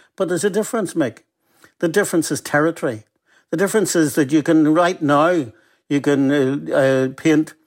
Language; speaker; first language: English; native; English